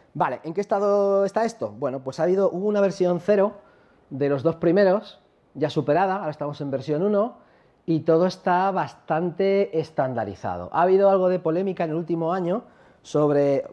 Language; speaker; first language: Spanish; native; Spanish